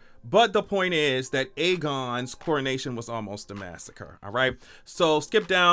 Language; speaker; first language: English; native; English